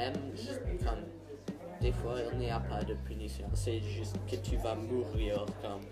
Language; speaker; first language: French; non-native, learner; English